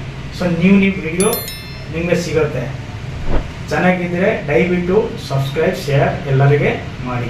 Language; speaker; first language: Kannada; non-native, local second language; Odia